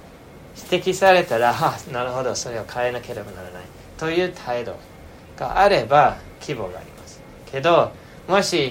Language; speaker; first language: Japanese; non-native, fluent; English